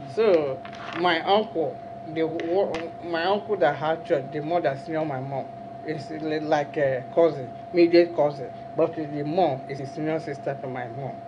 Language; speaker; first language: English; non-native, local second language; Igbo